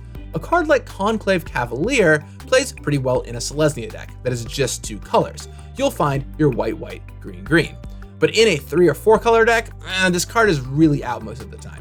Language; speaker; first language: English; native; English